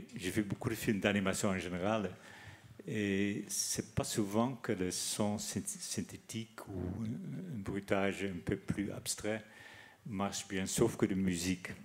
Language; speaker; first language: French; non-native, fluent; Dutch